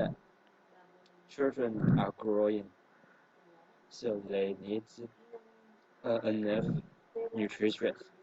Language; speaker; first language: English; non-native, learner; Chinese